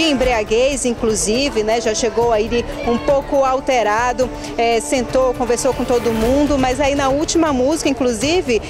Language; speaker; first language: Portuguese; native; Portuguese